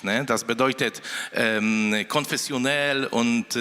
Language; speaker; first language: German; non-native, fluent; Polish